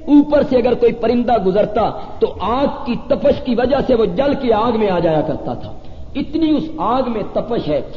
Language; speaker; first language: Urdu; non-native, local second language; Punjabi